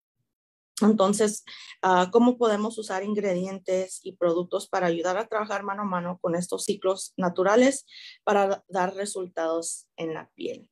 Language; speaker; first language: Spanish; early bilingual, heritage; Spanish